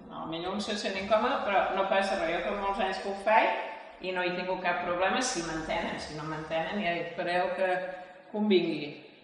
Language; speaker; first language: Catalan; native; Catalan